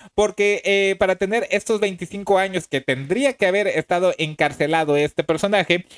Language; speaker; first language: Spanish; native; Spanish